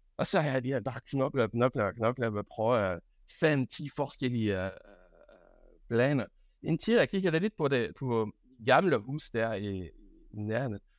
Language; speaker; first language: Danish; non-native, fluent; French